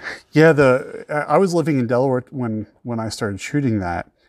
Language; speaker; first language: English; native; English